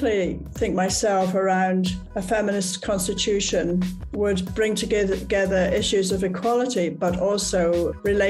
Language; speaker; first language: English; native; English